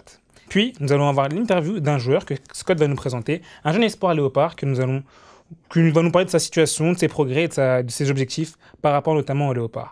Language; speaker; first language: French; native; French